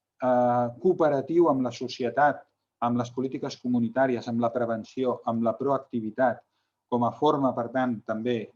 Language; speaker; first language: Catalan; native; Catalan